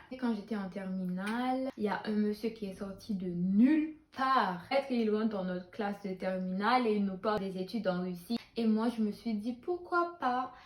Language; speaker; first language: French; non-native, local second language; Haitian Creole